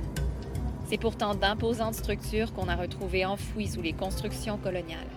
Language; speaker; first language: French; native; French